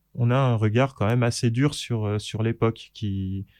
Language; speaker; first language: French; native; French